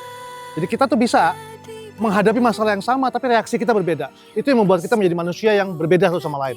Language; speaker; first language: Indonesian; native; Indonesian